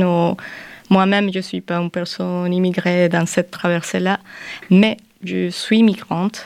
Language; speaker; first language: French; non-native, fluent; Spanish